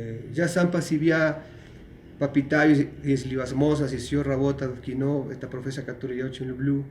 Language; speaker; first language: Russian; non-native, learner; Spanish